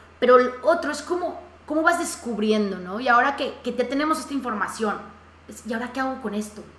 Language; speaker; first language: Spanish; native; Spanish